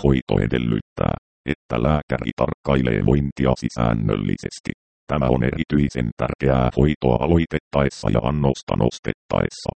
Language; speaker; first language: Finnish; native; Finnish